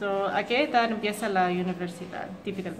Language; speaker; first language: Spanish; non-native, learner; English